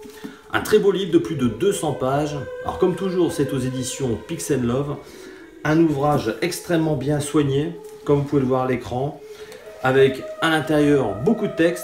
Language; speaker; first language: French; native; French